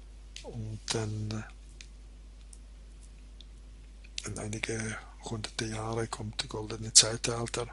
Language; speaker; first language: German; non-native, fluent; Croatian